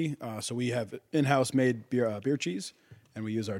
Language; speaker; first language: English; native; English